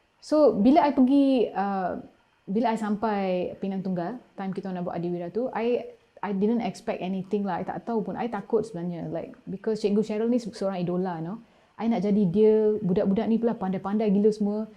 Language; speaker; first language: Malay; non-native, local second language; Tamil